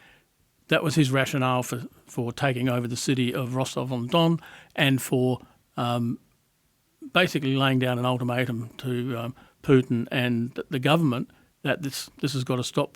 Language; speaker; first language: English; native; English